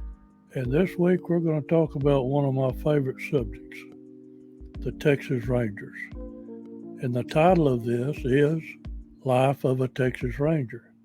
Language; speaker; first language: English; native; English